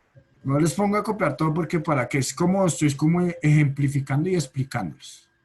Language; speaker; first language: Spanish; native; Spanish